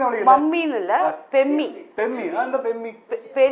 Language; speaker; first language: Malayalam; non-native, local second language; Tamil